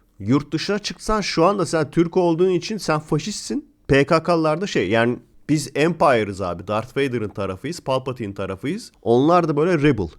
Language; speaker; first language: Turkish; native; Turkish